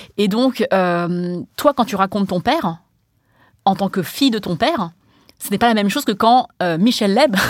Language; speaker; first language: French; early bilingual, other home language; Chinese